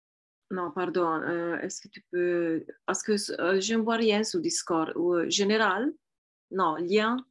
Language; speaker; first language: French; non-native, fluent; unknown